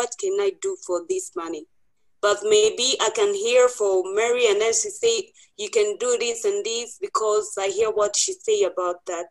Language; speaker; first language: English; non-native, local second language; Kinyarwanda